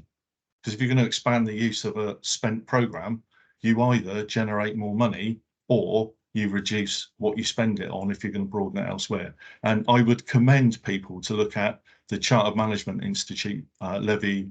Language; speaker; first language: English; native; English